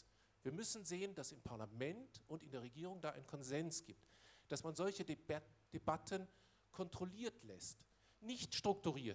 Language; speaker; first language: German; non-native, local second language; Luxembourgish